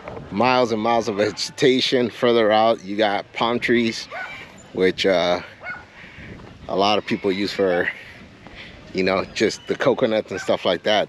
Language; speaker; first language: English; early bilingual, other home language; Spanish